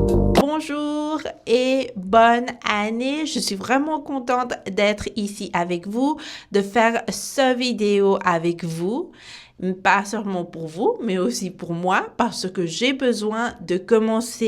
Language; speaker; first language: French; non-native, fluent; Spanish